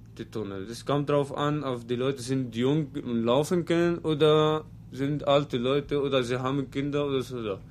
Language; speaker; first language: German; non-native, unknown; Arabic